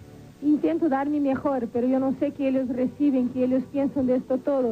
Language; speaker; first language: Spanish; non-native, fluent; Portuguese